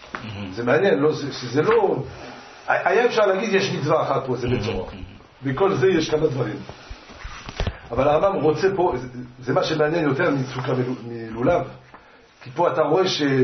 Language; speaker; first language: Hebrew; non-native, fluent; French